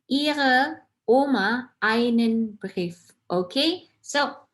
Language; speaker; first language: German; non-native, fluent; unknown